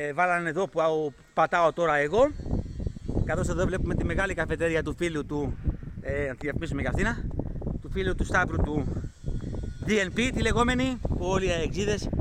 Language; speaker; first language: Greek; native; Greek